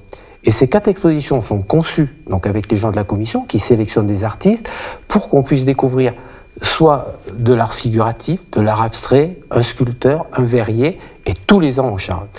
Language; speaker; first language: French; native; French